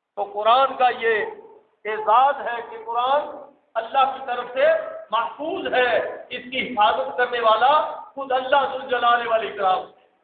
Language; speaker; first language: Urdu; non-native, local second language; Punjabi